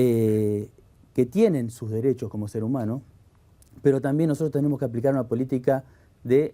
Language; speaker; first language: Spanish; native; Spanish